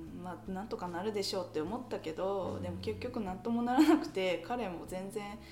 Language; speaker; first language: Japanese; early bilingual, heritage; Japanese